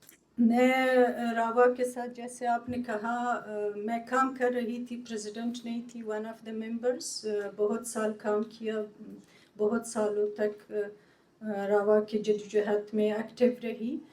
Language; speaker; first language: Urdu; non-native, fluent; Persian